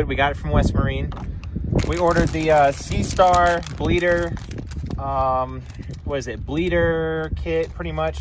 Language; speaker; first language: English; native; English